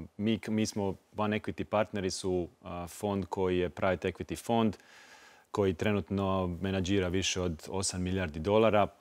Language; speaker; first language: Croatian; native; Croatian